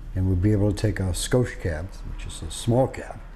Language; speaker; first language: English; native; English